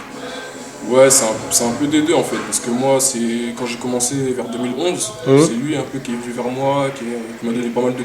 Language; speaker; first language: French; native; French